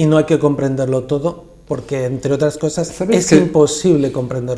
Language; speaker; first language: Spanish; native; Spanish